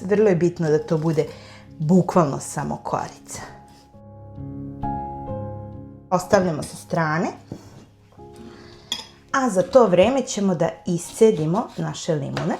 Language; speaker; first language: Serbian; native; Serbian